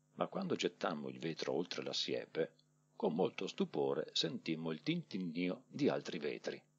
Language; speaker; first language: Italian; native; Italian